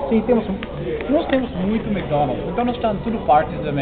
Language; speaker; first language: Portuguese; non-native, fluent; English